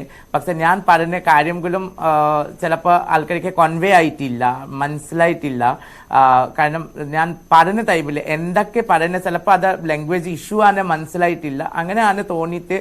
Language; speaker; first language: Malayalam; non-native, local second language; Assamese